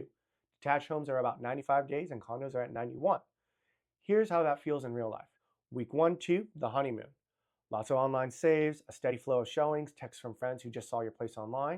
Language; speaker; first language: English; native; English